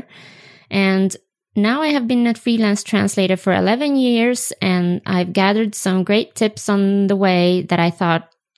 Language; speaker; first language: English; non-native, fluent; Swedish